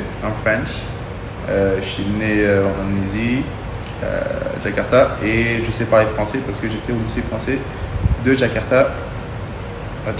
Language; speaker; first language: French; early bilingual, other home language; Indonesian